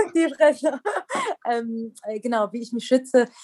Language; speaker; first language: German; early bilingual, other home language; Persian